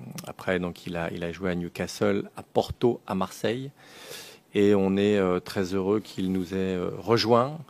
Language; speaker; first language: French; native; French